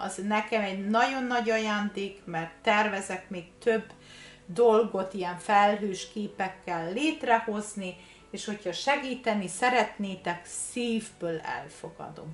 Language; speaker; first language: Hungarian; non-native, fluent; German